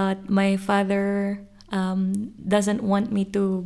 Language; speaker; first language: English; non-native, local second language; Cebuano